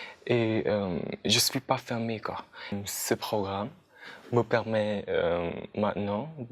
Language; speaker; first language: French; non-native, fluent; Khmer